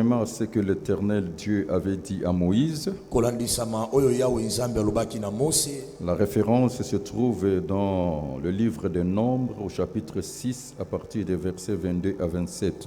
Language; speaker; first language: French; non-native, local second language; Lingala